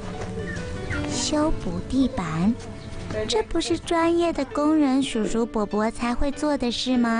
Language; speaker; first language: Chinese; native; Chinese